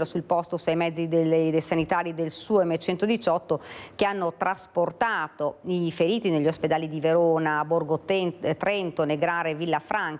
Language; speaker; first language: Italian; native; Italian